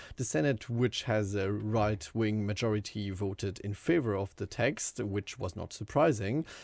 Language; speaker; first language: English; non-native, fluent; French